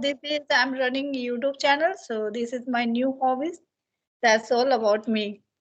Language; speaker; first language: English; non-native, learner; Hindi